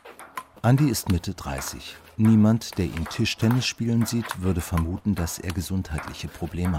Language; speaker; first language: German; native; German